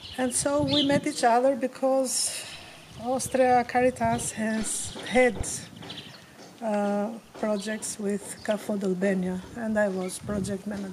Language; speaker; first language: English; non-native, fluent; Albanian